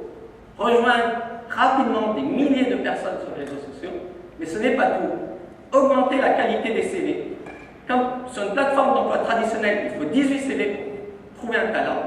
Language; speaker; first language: French; native; French